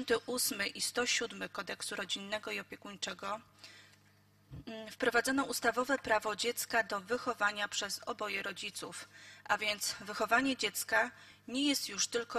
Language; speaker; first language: Polish; native; Polish